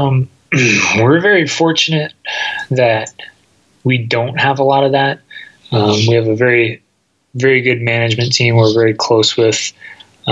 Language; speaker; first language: English; native; English